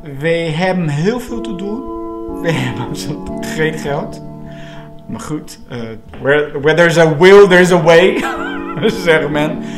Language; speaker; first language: Dutch; non-native, fluent; Portuguese